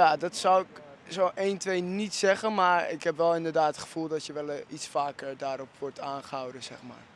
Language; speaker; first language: Dutch; early bilingual, other home language; Arabic